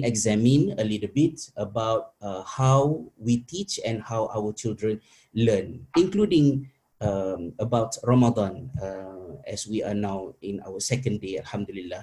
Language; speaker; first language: English; non-native, local second language; Malay